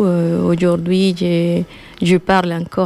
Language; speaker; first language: French; non-native, learner; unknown